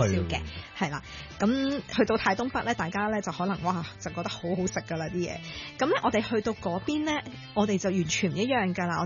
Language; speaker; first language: Cantonese; native; Cantonese